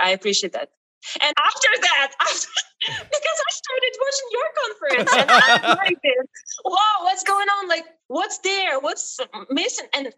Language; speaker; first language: English; non-native, fluent; Ukrainian